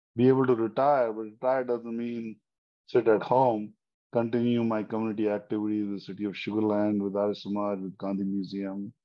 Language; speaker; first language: English; non-native, local second language; Hindi